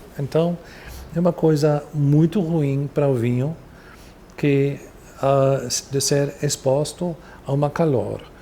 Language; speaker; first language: Portuguese; non-native, fluent; German